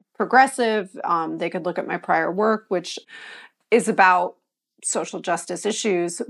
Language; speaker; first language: English; native; English